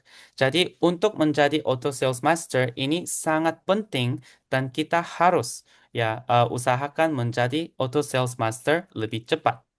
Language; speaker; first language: Indonesian; non-native, fluent; Korean